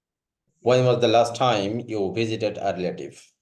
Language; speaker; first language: English; non-native, fluent; Bangla